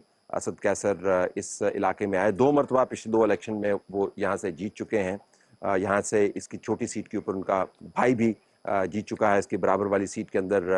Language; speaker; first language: Urdu; native; Urdu